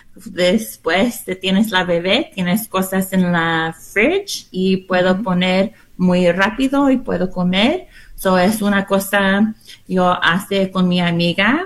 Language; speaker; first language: Spanish; non-native, learner; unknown